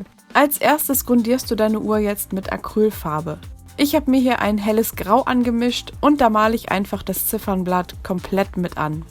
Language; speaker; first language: German; native; German